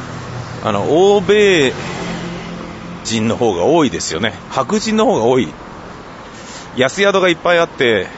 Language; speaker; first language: Japanese; native; Japanese